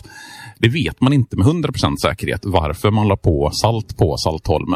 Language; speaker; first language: Swedish; native; Swedish